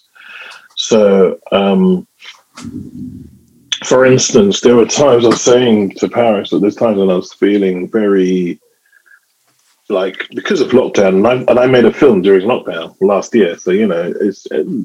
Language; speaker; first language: English; native; English